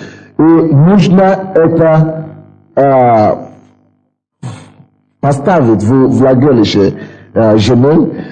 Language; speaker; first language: Russian; non-native, fluent; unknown